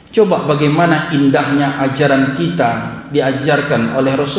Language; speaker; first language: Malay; non-native, local second language; Minangkabau